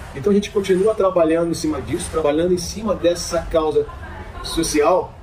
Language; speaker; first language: Portuguese; native; Portuguese